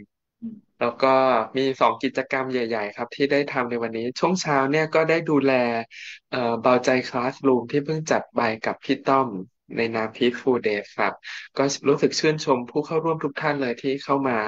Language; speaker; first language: Thai; native; Thai